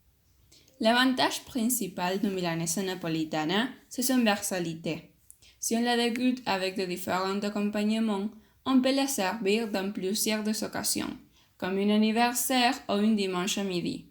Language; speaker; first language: French; non-native, learner; Spanish